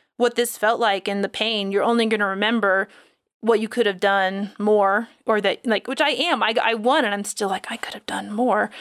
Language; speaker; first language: English; native; English